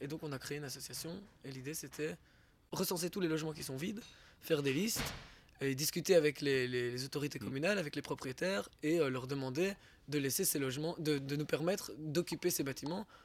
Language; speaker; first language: French; native; French